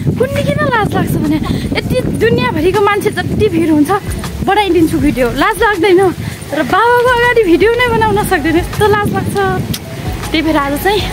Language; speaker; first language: Nepali; non-native, local second language; Dangaura Tharu